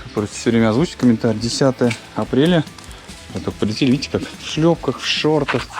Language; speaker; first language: Russian; native; Russian